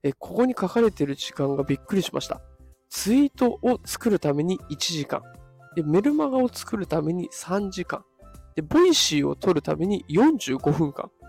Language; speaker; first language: Japanese; native; Japanese